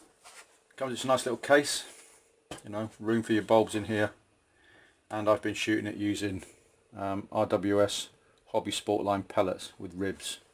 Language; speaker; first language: English; native; English